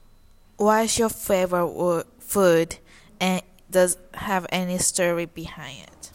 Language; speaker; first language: English; non-native, learner; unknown